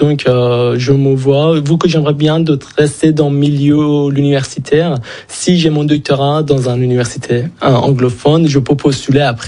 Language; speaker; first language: French; non-native, fluent; Persian